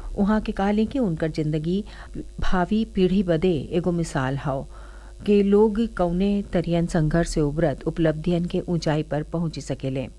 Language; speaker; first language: Bhojpuri; native; Bhojpuri